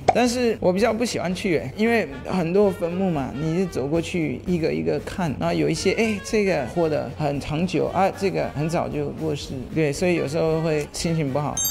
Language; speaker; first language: Chinese; non-native, fluent; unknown